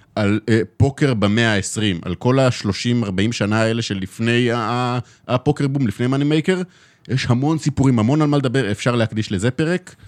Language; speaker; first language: Hebrew; native; Hebrew